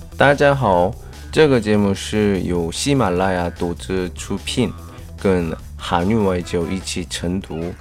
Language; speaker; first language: Chinese; non-native, learner; Korean